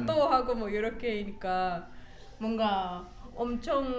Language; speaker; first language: Korean; non-native, learner; German